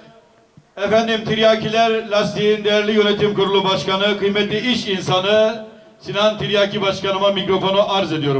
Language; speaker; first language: Turkish; native; Turkish